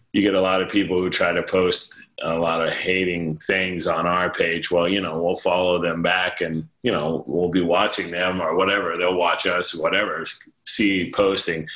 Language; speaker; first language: English; native; English